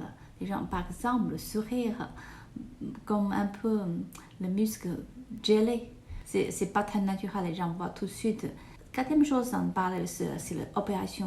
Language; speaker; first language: French; non-native, learner; Chinese